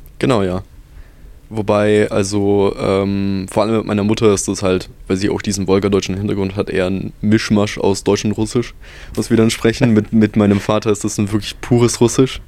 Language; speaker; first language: German; early bilingual, other home language; Russian